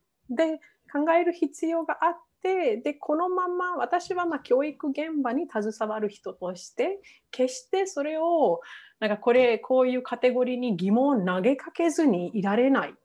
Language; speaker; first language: Japanese; non-native, fluent; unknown